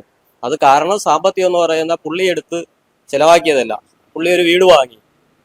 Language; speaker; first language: Malayalam; native; Malayalam